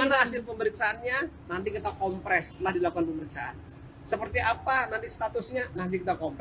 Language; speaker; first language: Indonesian; native; Indonesian